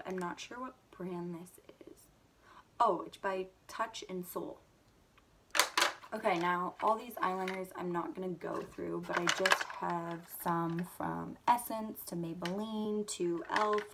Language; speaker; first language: English; native; English